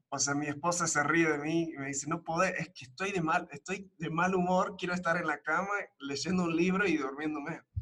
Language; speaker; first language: Spanish; early bilingual, other home language; English